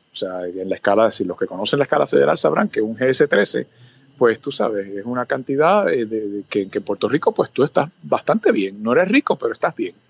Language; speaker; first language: Spanish; early bilingual, other home language; English